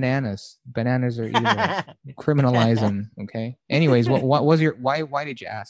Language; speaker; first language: English; non-native, local second language; Filipino